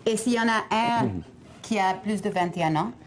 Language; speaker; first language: French; non-native, fluent; Spanish